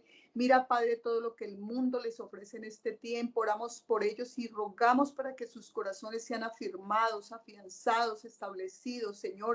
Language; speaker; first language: Spanish; native; Spanish